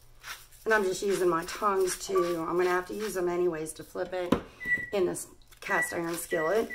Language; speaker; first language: English; native; English